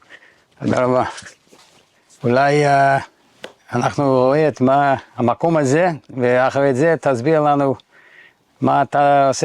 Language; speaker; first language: Hebrew; non-native, learner; English